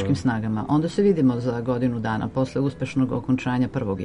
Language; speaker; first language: Serbian; native; Serbian